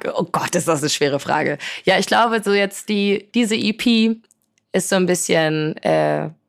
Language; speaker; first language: German; early bilingual, other home language; Polish